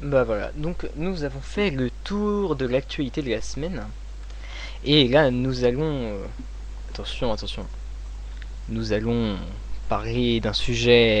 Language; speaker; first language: French; native; French